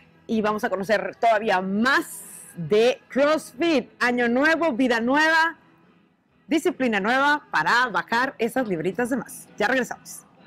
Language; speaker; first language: Spanish; native; Spanish